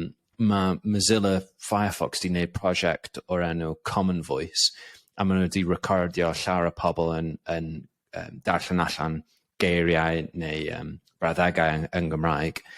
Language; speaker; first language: Welsh; non-native, local second language; English